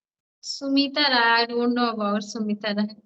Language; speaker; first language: English; non-native, learner; Hindi